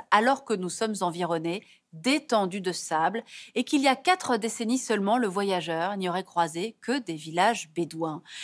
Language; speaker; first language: French; native; French